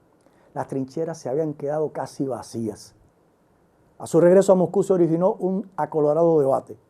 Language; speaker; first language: Spanish; native; Spanish